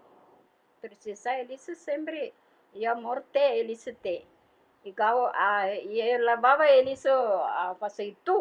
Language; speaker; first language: Portuguese; non-native, learner; Malayalam